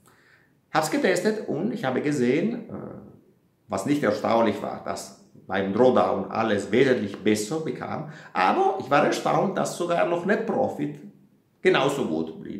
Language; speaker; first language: German; non-native, fluent; Italian